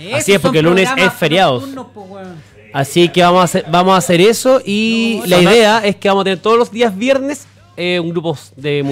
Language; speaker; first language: Spanish; native; Spanish